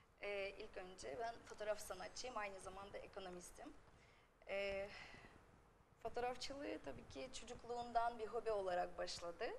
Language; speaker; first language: Turkish; non-native, fluent; Russian